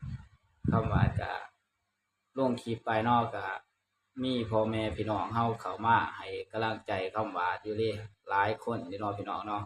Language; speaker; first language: Thai; non-native, local second language; Lao